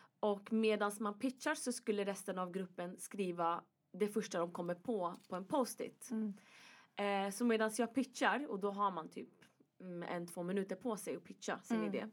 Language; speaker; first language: Swedish; early bilingual, other home language; Arabic